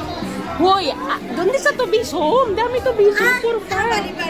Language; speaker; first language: Spanish; non-native, learner; Filipino